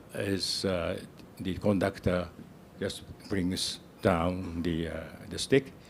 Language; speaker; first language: English; non-native, fluent; Japanese